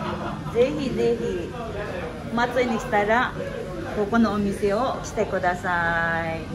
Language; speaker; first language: Japanese; non-native, learner; Cebuano